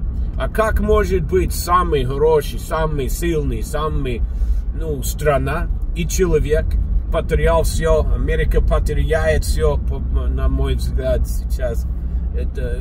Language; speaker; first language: Russian; non-native, fluent; English